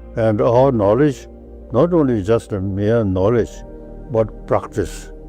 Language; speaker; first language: English; non-native, learner; Tibetan